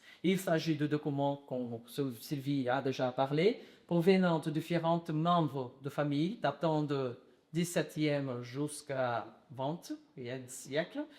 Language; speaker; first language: French; non-native, learner; Portuguese